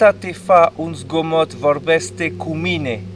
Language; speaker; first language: Romanian; non-native, learner; French